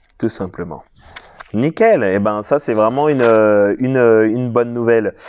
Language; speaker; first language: French; native; French